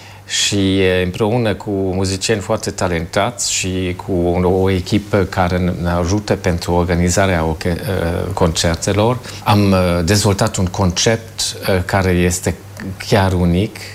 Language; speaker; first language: Romanian; non-native, fluent; German